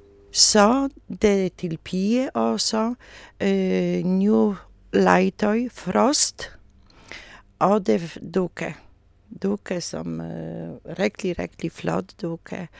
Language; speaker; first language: Danish; non-native, learner; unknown